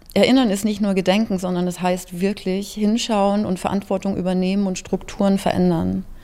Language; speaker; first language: German; native; German